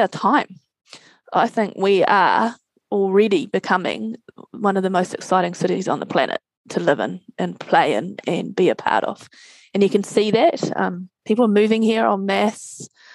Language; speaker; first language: English; native; English